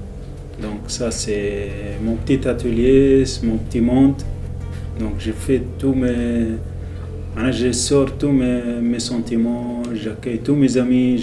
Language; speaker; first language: French; non-native, local second language; Arabic